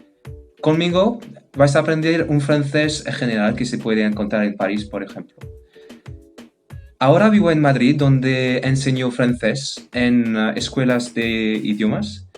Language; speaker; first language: Spanish; non-native, fluent; French